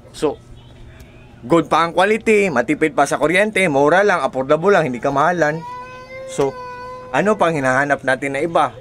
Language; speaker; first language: Filipino; non-native, local second language; Cebuano